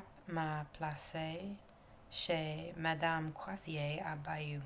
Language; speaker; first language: French; non-native, learner; English